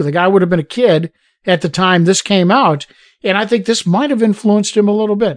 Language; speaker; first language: English; native; English